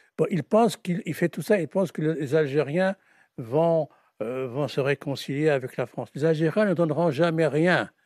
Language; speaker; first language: French; non-native, local second language; Arabic